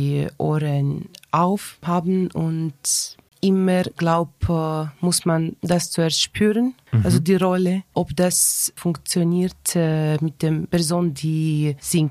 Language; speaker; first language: German; non-native, learner; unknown